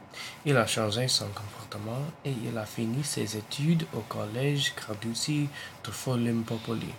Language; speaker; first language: French; non-native, learner; English